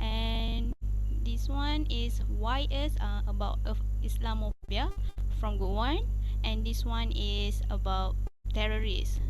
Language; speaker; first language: English; non-native, local second language; Malay